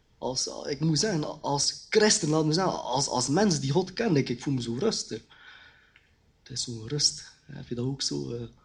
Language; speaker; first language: Dutch; early bilingual, other home language; Khmer